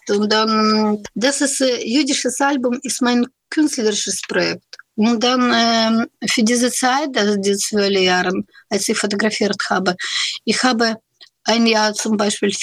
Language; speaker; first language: German; non-native, learner; Russian